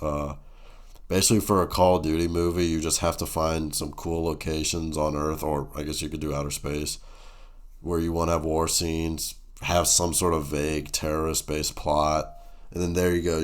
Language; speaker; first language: English; native; English